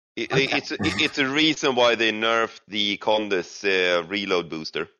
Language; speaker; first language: English; non-native, fluent; Swedish